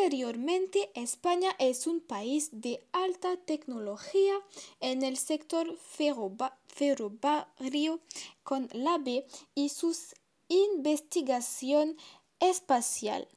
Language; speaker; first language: Spanish; non-native, learner; French